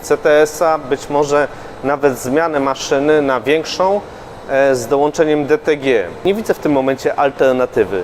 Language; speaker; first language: Polish; native; Polish